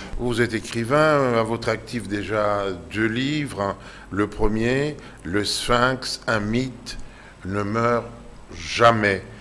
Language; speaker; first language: French; non-native, local second language; Lingala